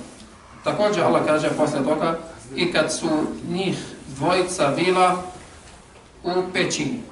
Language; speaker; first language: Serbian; non-native, fluent; Arabic